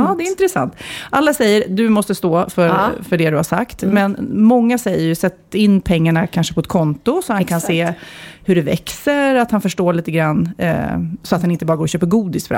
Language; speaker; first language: Swedish; native; Swedish